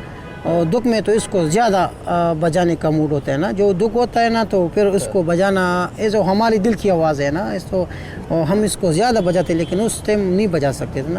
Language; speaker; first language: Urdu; non-native, local second language; Pashto